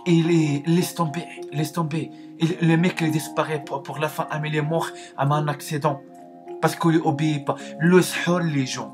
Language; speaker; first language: French; non-native, learner; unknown